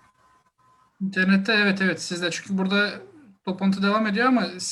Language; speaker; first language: Turkish; native; Turkish